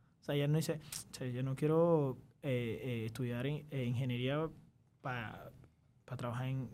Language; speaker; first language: Spanish; early bilingual, other home language; Chinese